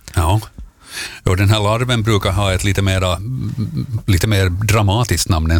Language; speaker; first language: Swedish; native; Swedish